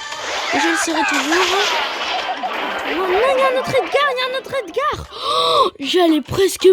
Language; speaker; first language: French; native; French